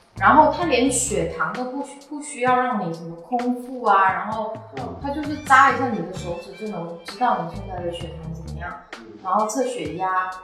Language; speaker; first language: Chinese; non-native, local second language; Min Nan Chinese